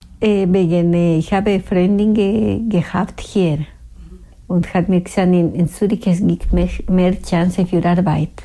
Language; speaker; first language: German; non-native, learner; Spanish